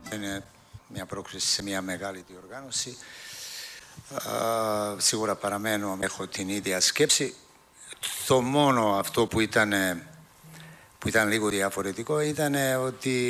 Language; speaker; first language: Greek; non-native, fluent; Serbian